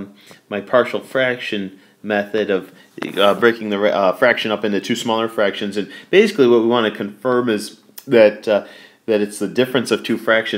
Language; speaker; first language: English; native; English